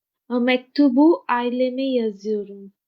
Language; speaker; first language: Turkish; non-native, learner; Urdu